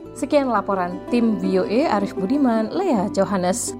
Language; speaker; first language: Indonesian; native; Indonesian